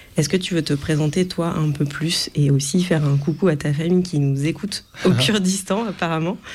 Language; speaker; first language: French; native; French